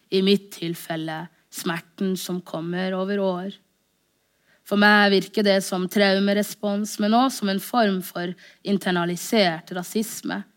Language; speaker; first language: Norwegian; early bilingual, other home language; Somali